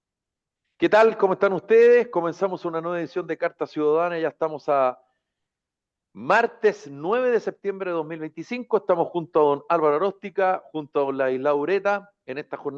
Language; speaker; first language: Spanish; native; Spanish